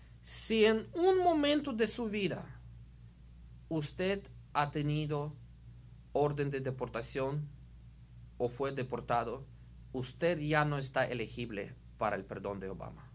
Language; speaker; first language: Spanish; non-native, fluent; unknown